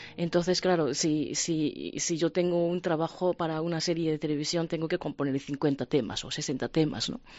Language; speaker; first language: Spanish; non-native, fluent; Japanese